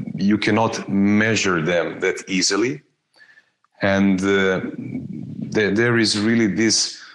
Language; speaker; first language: English; non-native, fluent; Croatian